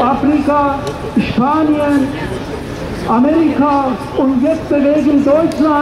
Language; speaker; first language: German; non-native, learner; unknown